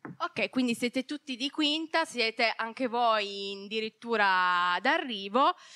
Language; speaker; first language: Italian; native; Italian